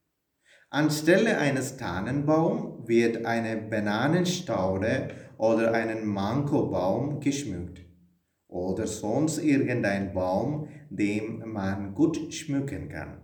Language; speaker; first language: German; non-native, fluent; Malayalam